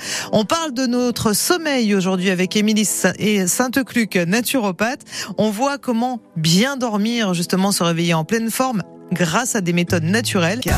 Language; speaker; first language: French; native; French